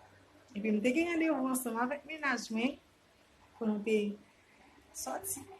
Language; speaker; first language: French; non-native, learner; Haitian Creole